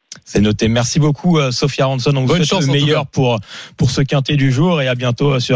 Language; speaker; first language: French; native; French